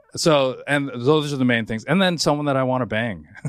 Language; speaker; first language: English; native; English